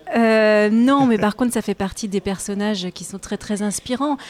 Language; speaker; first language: French; native; French